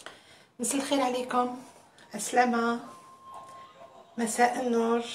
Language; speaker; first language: Arabic; native; Arabic